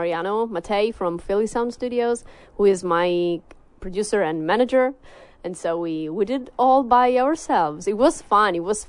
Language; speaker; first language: English; non-native, fluent; Italian